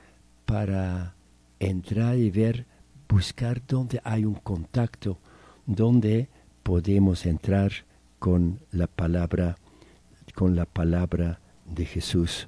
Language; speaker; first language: Spanish; non-native, fluent; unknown